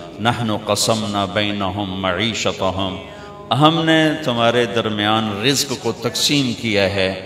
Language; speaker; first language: Urdu; non-native, local second language; Punjabi